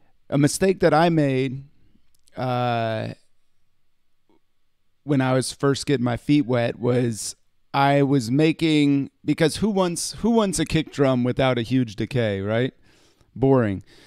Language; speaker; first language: English; native; English